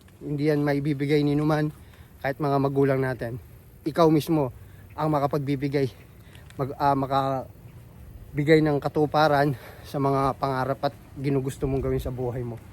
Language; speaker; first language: Filipino; non-native, local second language; Pampanga